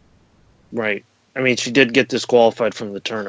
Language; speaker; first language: English; native; English